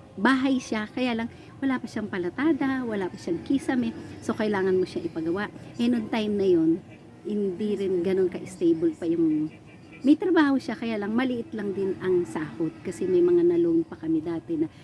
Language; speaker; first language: Filipino; non-native, local second language; Pampanga